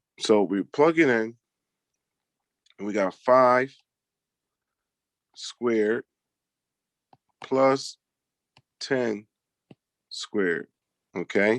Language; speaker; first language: English; native; English